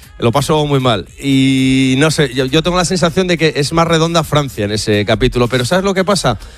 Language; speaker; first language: Spanish; native; Spanish